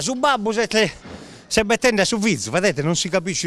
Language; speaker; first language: Italian; native; Italian